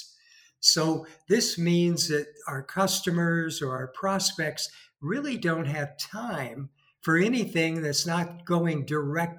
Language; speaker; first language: English; native; English